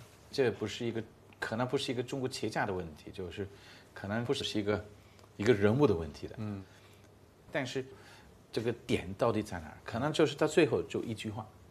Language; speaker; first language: Chinese; non-native, fluent; English